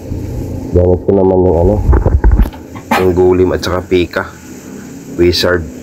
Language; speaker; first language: Filipino; native; Filipino